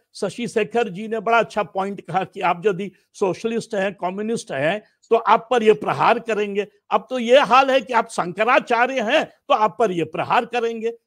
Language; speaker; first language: Hindi; native; Hindi